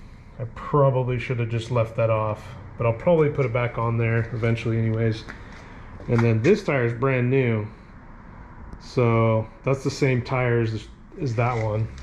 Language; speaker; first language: English; native; English